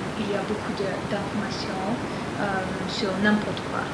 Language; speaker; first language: French; non-native, learner; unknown